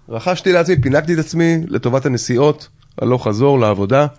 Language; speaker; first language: Hebrew; native; Hebrew